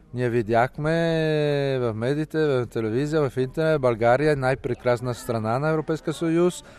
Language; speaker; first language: Bulgarian; non-native, fluent; Italian